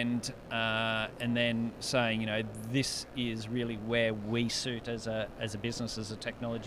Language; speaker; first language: English; native; English